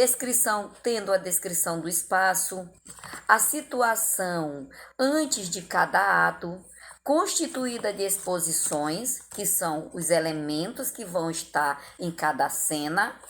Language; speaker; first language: Portuguese; native; Portuguese